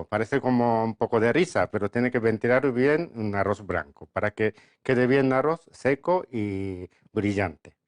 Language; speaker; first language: Spanish; non-native, fluent; Japanese